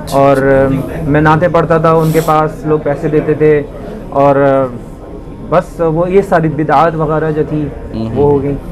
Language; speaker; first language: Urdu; native; Urdu